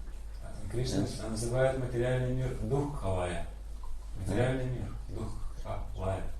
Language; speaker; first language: Russian; native; Russian